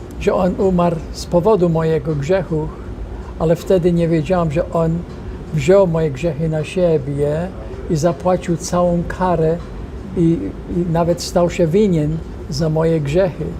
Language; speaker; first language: Polish; non-native, fluent; English